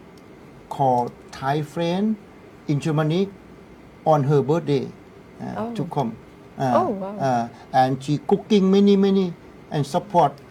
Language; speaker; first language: English; non-native, learner; Thai